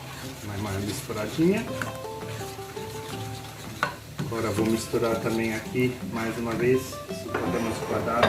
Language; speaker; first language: Portuguese; non-native, learner; German